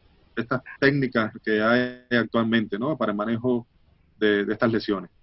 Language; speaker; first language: Spanish; native; Spanish